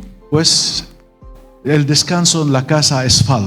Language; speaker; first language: Spanish; non-native, fluent; Arabic